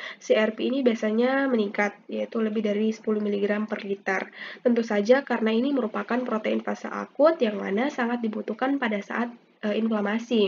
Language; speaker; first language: Indonesian; native; Indonesian